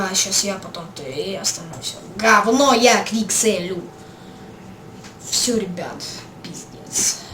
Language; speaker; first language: Russian; native; Russian